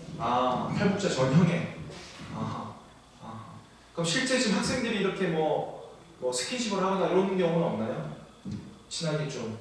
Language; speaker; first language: Korean; native; Korean